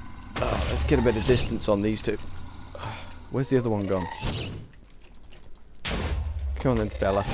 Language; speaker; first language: English; native; English